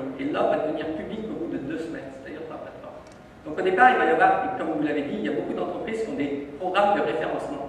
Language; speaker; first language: French; native; French